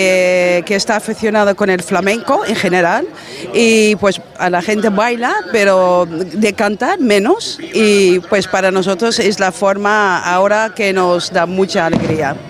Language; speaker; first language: Spanish; non-native, fluent; Dutch